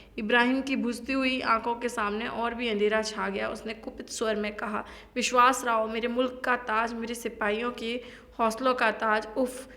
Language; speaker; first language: Hindi; native; Hindi